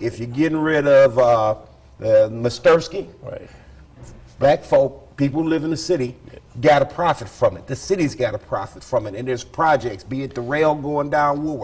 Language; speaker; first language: English; native; English